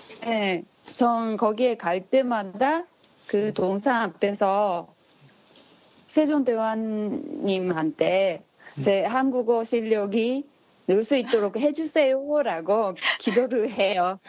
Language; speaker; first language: Korean; non-native, learner; Japanese